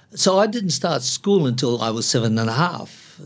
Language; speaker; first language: English; non-native, local second language; Cantonese